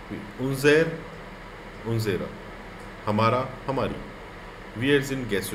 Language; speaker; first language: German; non-native, fluent; Hindi